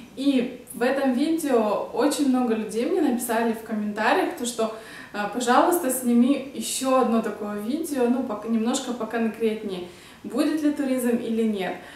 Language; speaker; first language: Russian; native; Russian